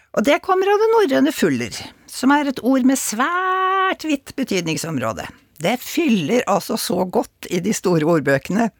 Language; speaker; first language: Norwegian; native; Norwegian